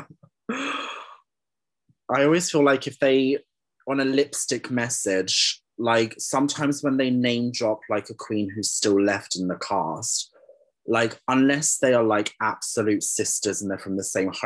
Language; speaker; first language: English; native; English